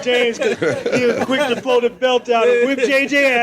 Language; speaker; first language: English; native; English